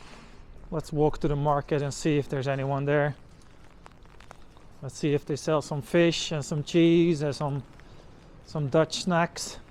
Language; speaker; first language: English; non-native, fluent; Dutch